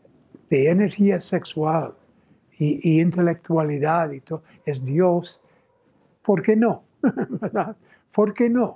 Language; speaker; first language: Spanish; non-native, fluent; English